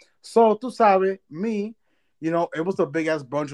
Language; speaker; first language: English; early bilingual, other home language; Spanish